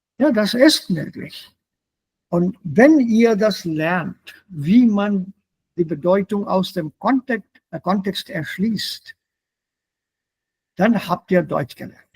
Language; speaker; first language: German; non-native, fluent; Hindi